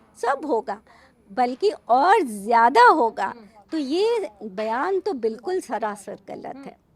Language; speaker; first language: Hindi; native; Hindi